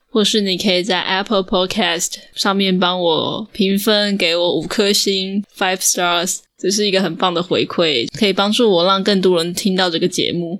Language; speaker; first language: Chinese; native; Chinese